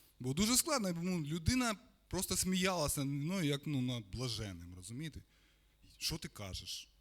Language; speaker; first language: Ukrainian; non-native, local second language; Russian